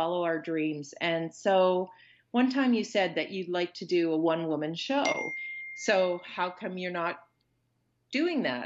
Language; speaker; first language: English; native; English